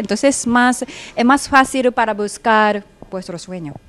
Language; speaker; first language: Spanish; non-native, fluent; Japanese